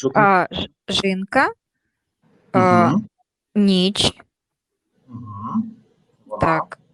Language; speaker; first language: Ukrainian; non-native, learner; Russian